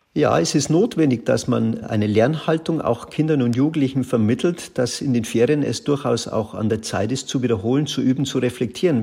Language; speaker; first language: German; native; German